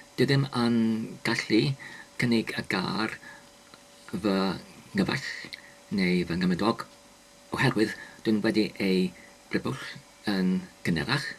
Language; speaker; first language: Welsh; non-native, learner; English